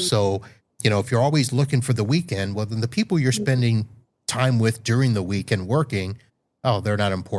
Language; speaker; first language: English; native; English